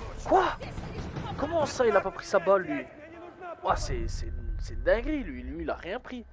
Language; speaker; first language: French; native; French